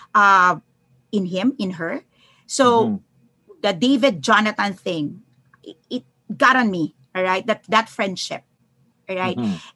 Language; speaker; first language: English; non-native, local second language; Filipino